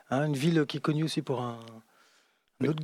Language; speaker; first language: French; native; French